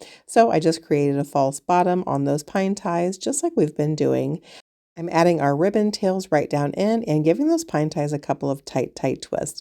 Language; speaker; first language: English; native; English